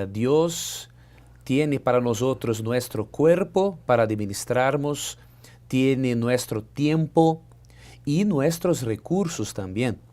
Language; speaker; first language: Spanish; non-native, fluent; Portuguese